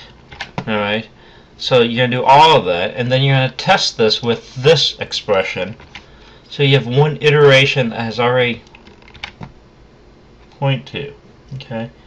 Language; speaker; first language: English; native; English